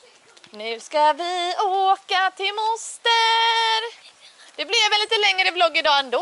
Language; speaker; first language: Swedish; native; Swedish